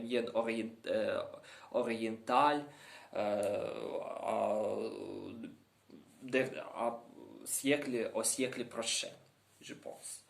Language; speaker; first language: French; non-native, learner; Ukrainian